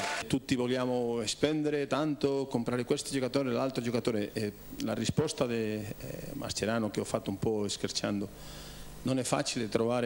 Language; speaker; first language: Italian; non-native, fluent; Spanish